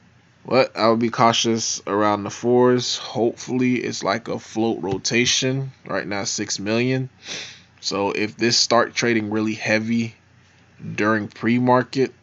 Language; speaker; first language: English; native; English